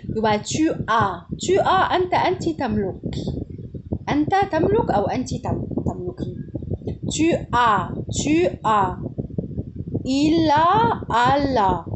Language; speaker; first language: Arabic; native; Arabic